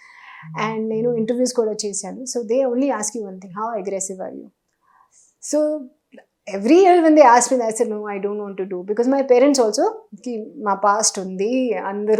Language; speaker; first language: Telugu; non-native, local second language; Hindi